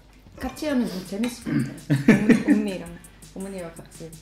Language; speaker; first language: Korean; non-native, fluent; Swedish